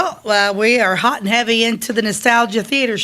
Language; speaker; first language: English; native; English